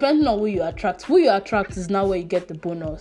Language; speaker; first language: English; non-native, local second language; Igbo